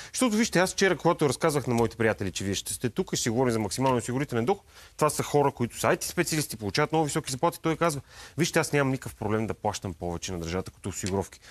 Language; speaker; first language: Bulgarian; native; Bulgarian